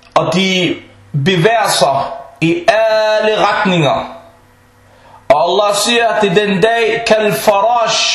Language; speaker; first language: Danish; early bilingual, other home language; Arabic